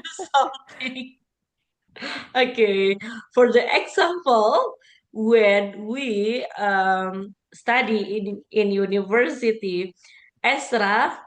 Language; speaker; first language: English; non-native, learner; Indonesian